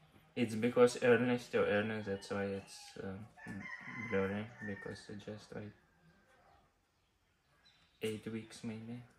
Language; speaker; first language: English; non-native, learner; Russian